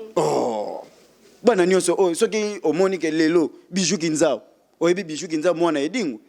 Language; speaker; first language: Lingala; non-native, local second language; Kongo